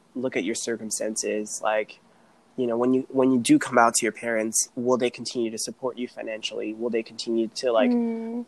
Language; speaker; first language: English; non-native, fluent; Rundi